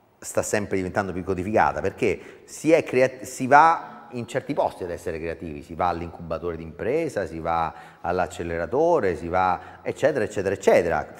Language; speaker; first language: Italian; native; Italian